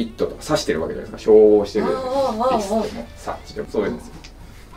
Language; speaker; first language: Japanese; native; Japanese